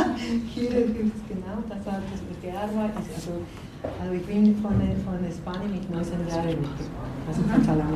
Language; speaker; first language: German; non-native, learner; Spanish